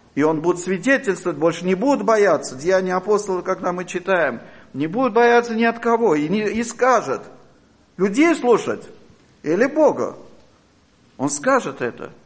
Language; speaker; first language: Russian; non-native, fluent; Armenian